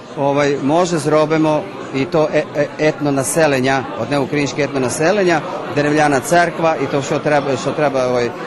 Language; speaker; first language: Ukrainian; early bilingual, heritage; Ukrainian